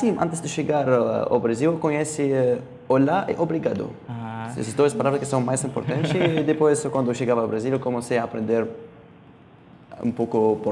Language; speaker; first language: Portuguese; non-native, learner; Arabic